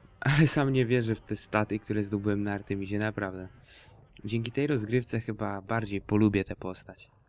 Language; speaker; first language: Polish; native; Polish